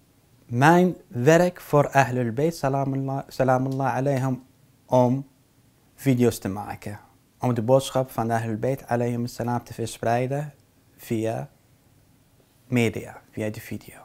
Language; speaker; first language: Dutch; non-native, fluent; Arabic